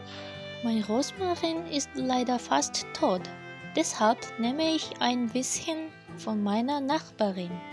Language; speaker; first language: German; non-native, fluent; Japanese